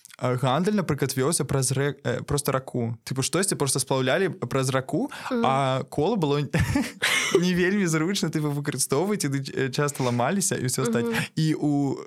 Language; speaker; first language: Belarusian; non-native, local second language; Russian